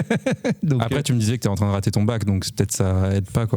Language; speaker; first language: French; native; French